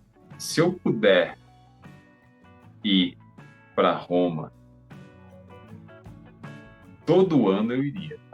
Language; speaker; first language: Portuguese; native; Portuguese